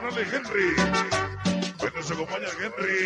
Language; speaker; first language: Spanish; native; Spanish